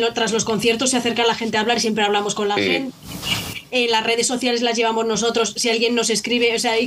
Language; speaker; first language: Spanish; native; Spanish